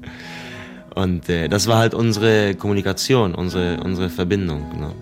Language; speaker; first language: German; non-native, fluent; Spanish